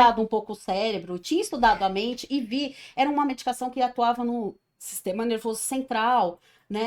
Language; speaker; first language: Portuguese; native; Portuguese